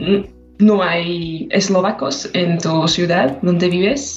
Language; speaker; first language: Spanish; non-native, fluent; Slovak